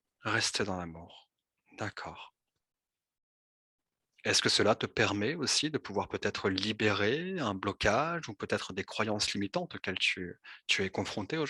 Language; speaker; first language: French; native; French